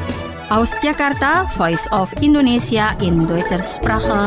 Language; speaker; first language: German; non-native, fluent; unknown